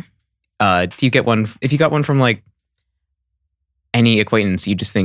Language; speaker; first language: English; native; English